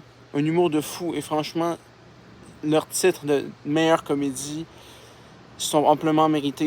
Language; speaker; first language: French; native; French